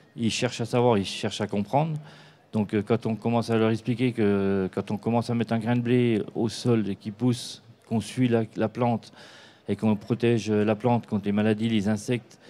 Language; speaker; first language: French; native; French